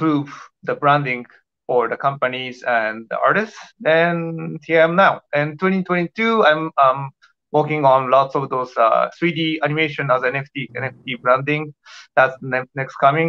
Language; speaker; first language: English; non-native, fluent; Japanese